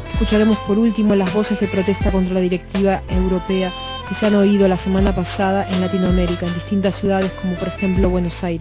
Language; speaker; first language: Spanish; native; Spanish